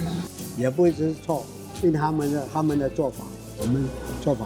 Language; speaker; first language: Chinese; non-native, local second language; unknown